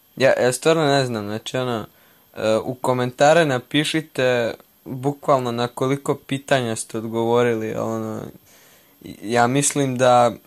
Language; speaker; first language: Serbian; native; Serbian